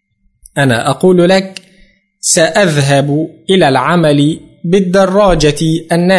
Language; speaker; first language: Arabic; non-native, fluent; Indonesian